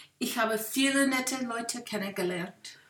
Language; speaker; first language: German; non-native, learner; English